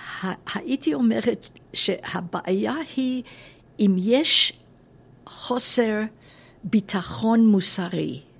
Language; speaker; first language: Hebrew; non-native, fluent; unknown